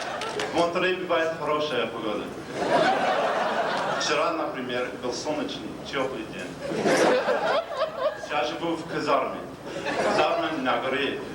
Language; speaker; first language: Russian; non-native, learner; English